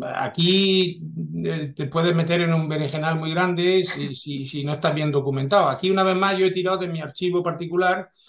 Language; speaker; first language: Spanish; early bilingual, heritage; French